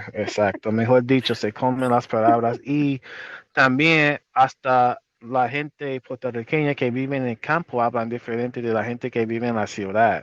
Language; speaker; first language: Spanish; non-native, fluent; English